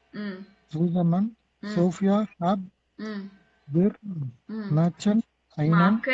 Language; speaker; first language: German; non-native, learner; Tamil